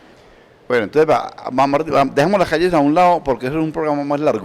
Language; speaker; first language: Spanish; native; Spanish